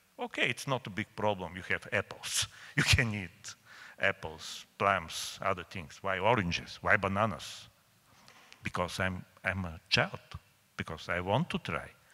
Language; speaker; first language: English; non-native, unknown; Bulgarian